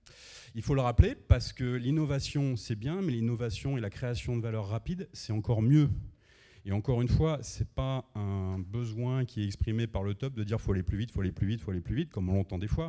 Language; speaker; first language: French; native; French